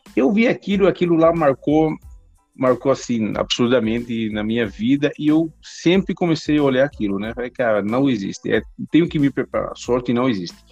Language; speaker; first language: Portuguese; non-native, fluent; Arabic